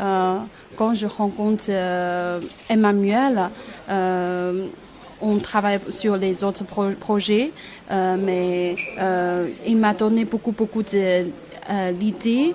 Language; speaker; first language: French; non-native, fluent; Chinese